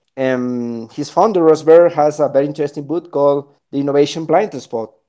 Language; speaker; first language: English; non-native, fluent; Spanish